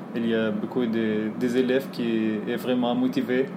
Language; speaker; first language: French; non-native, fluent; Arabic